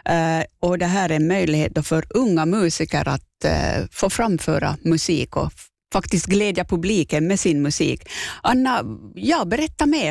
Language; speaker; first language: Swedish; native; Swedish